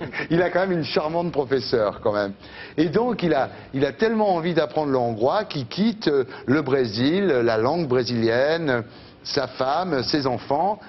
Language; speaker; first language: French; native; French